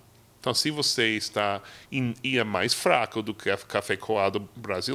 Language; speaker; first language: Portuguese; non-native, fluent; English